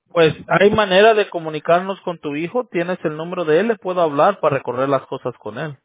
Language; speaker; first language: Spanish; early bilingual, heritage; Spanish